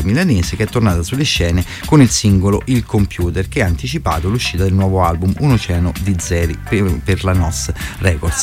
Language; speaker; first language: Italian; native; Italian